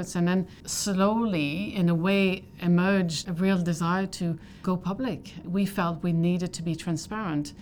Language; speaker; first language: English; native; English